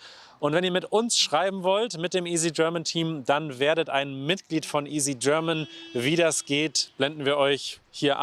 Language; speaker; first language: German; native; German